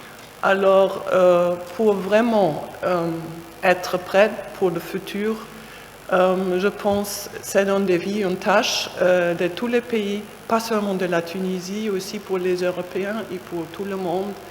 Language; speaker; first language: French; non-native, fluent; German